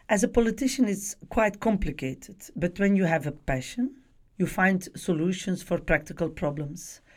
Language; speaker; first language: English; non-native, fluent; Dutch